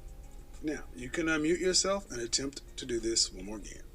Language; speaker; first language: English; native; English